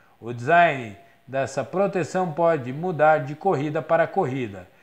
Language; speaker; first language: Portuguese; native; Portuguese